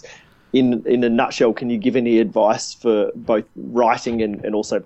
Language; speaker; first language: English; native; English